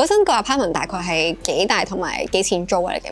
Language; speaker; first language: Cantonese; native; Cantonese